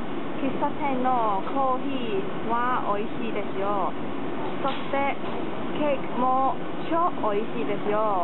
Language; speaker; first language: Japanese; non-native, learner; Cantonese